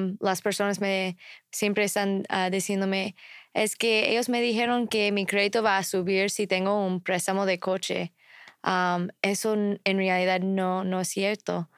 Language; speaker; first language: Spanish; non-native, fluent; English